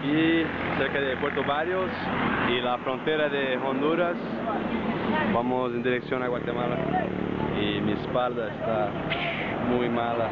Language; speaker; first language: Spanish; non-native, learner; English